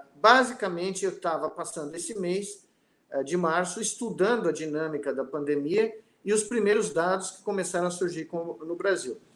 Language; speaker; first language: Portuguese; native; Portuguese